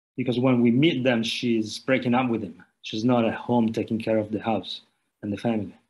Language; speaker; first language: English; non-native, fluent; Italian